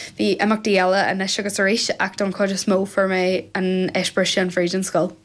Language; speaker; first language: Irish; non-native, local second language; English